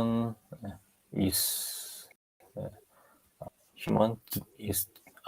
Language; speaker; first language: English; non-native, learner; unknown